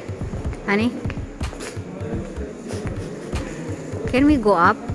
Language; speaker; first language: English; non-native, learner; Indonesian